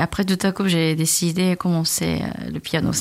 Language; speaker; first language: French; non-native, learner; Korean